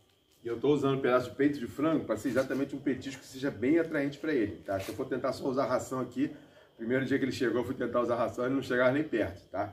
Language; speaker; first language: Portuguese; native; Portuguese